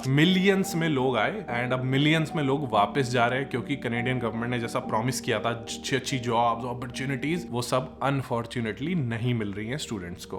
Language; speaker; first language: Hindi; native; Hindi